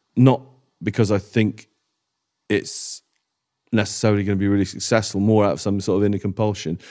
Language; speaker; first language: English; native; English